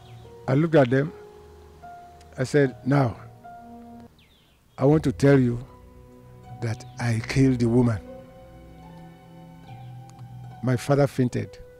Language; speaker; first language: English; non-native, local second language; Yoruba